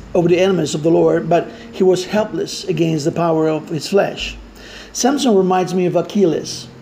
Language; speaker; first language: English; non-native, fluent; Spanish